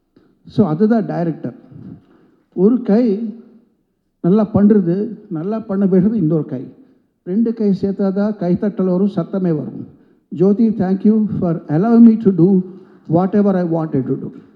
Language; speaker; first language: Tamil; non-native, local second language; Telugu